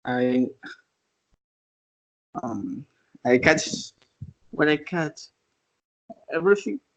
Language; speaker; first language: English; non-native, learner; Spanish